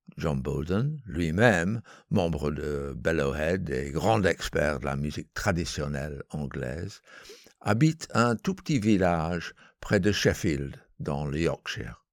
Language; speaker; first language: French; non-native, fluent; English